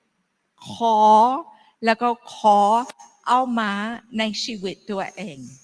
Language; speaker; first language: Thai; non-native, fluent; English